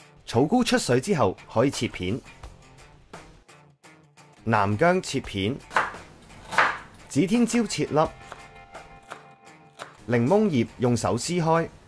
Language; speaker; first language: Cantonese; native; Cantonese